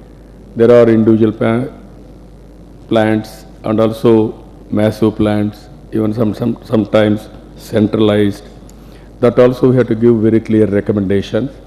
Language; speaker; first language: English; non-native, local second language; Telugu